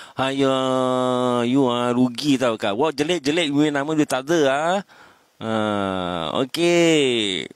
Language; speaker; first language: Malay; native; Malay